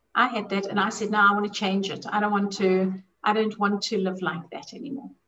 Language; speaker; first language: English; native; English